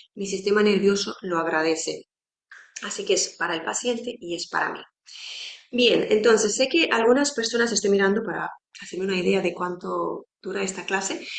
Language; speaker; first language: Spanish; non-native, fluent; Romanian